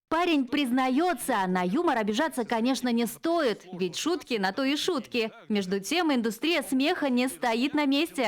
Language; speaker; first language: Russian; native; Russian